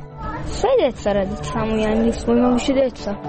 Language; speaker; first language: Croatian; non-native, learner; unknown